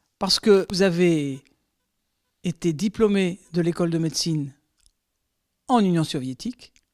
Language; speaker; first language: French; native; French